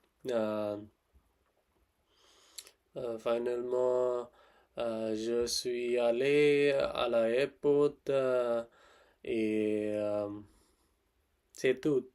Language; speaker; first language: French; non-native, learner; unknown